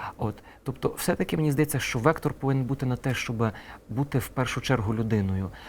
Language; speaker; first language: Ukrainian; native; Ukrainian